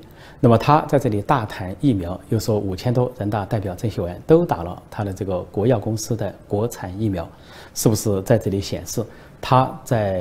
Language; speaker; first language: Chinese; native; Chinese